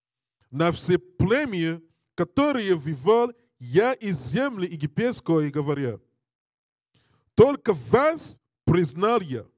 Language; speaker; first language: Russian; non-native, learner; English